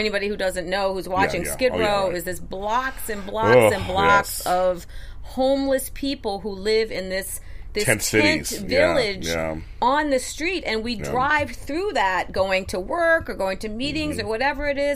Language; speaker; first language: English; native; English